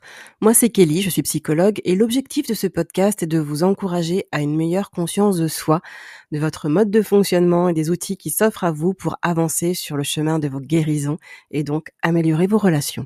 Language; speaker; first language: French; native; French